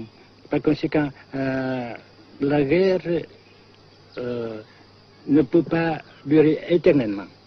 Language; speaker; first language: French; non-native, fluent; Vietnamese